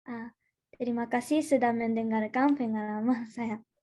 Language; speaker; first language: Indonesian; non-native, learner; Japanese